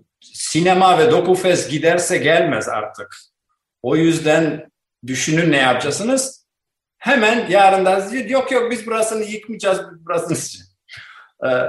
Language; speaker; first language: Turkish; non-native, learner; Albanian